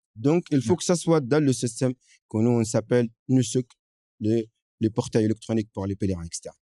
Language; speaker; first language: French; non-native, fluent; Arabic